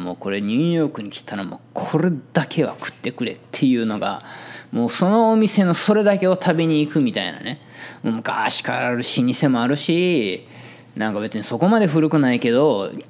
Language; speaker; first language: Japanese; native; Japanese